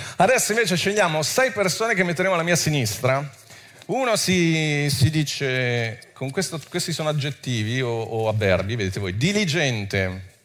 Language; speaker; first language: Italian; non-native, fluent; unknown